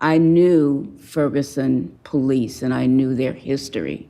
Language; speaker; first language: English; native; English